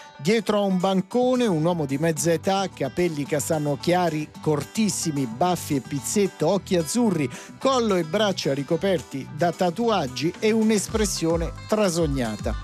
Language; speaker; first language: Italian; native; Italian